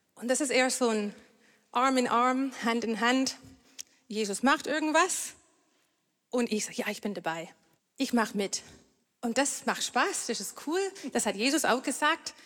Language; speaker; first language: German; non-native, fluent; English